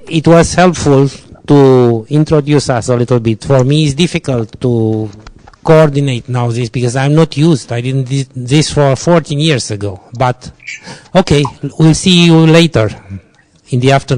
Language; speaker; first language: English; non-native, fluent; Romanian